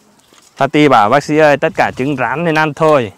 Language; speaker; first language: Vietnamese; native; Vietnamese